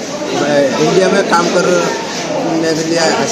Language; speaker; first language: Hindi; non-native, learner; Rohingya